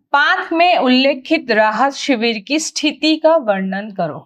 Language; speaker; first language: Hindi; non-native, local second language; Assamese